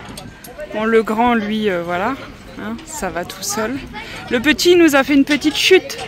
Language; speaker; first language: French; native; French